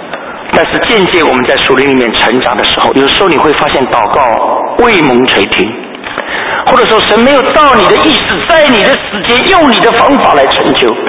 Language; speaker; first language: Chinese; native; Chinese